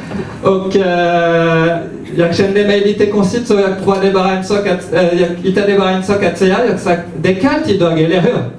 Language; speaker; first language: Swedish; non-native, fluent; French